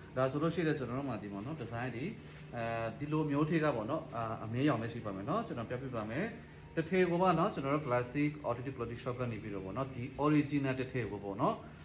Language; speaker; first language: Burmese; native; Burmese